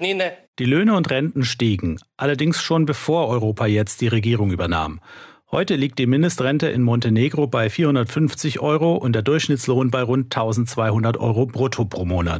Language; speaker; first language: German; native; German